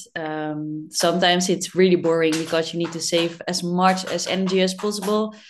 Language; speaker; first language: English; non-native, fluent; Dutch